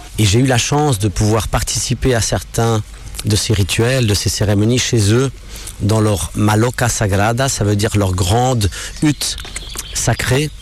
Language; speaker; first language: French; non-native, local second language; English